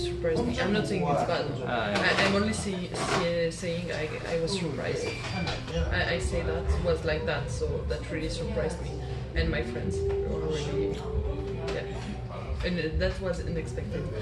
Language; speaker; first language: English; non-native, fluent; French